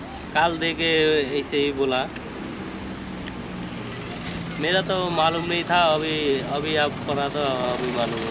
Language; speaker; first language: Hindi; non-native, learner; Bangla